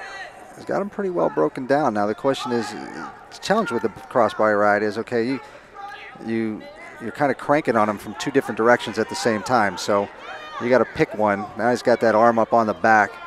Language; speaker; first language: English; native; English